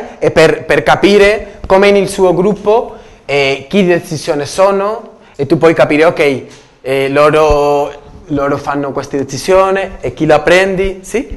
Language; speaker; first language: Italian; non-native, learner; Spanish